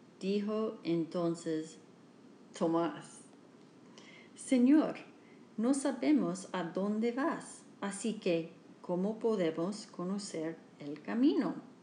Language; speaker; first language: Spanish; non-native, learner; English